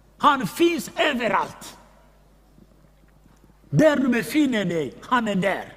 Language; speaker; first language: Swedish; non-native, fluent; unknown